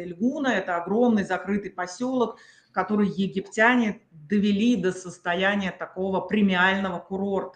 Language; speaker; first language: Russian; native; Russian